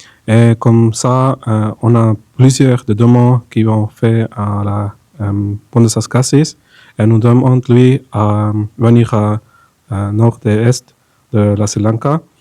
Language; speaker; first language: French; non-native, learner; Tamil